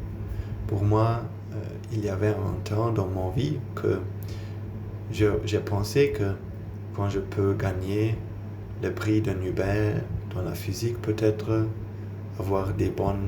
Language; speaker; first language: French; non-native, learner; German